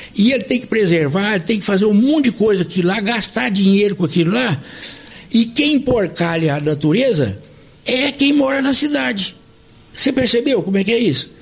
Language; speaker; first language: Portuguese; native; Portuguese